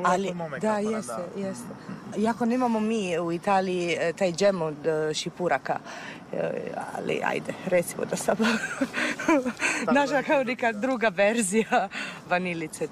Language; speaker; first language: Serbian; non-native, fluent; Italian